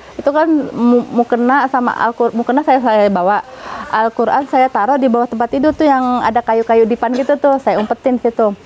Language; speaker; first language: Indonesian; native; Indonesian